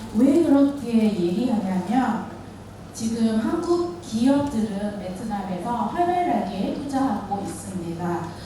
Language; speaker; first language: Korean; non-native, fluent; Vietnamese